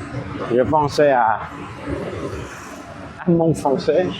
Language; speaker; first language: French; non-native, fluent; Vietnamese